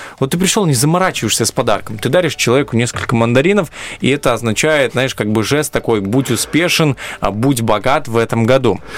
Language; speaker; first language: Russian; non-native, local second language; Romanian